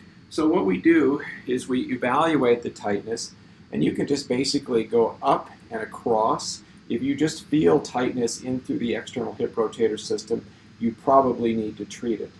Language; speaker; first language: English; native; English